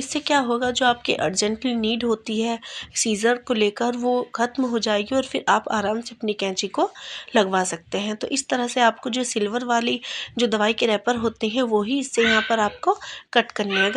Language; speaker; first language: Hindi; native; Hindi